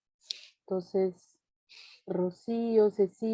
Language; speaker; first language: Spanish; non-native, fluent; Portuguese